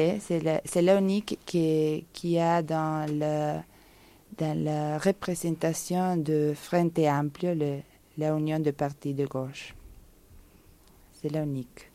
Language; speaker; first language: French; non-native, fluent; Spanish